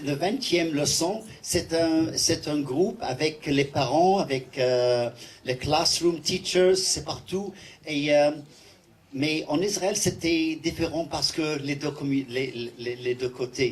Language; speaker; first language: French; non-native, learner; English